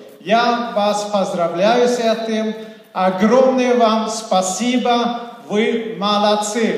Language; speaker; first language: Russian; non-native, fluent; Swedish